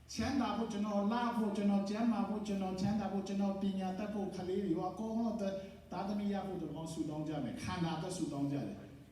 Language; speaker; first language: Burmese; non-native, local second language; Tedim Chin